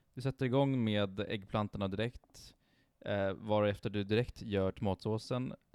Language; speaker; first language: Swedish; non-native, fluent; Italian